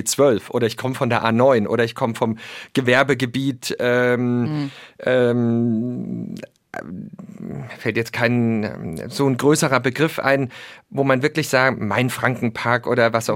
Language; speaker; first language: German; native; German